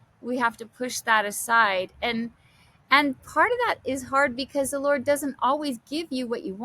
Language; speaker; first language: English; native; English